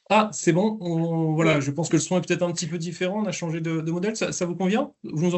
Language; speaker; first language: French; native; French